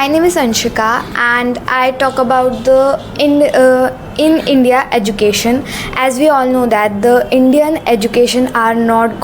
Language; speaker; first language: English; non-native, local second language; Hindi